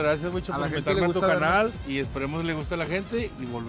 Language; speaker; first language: Spanish; native; Spanish